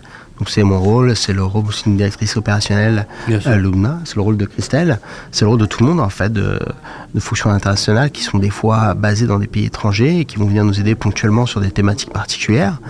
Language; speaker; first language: French; native; French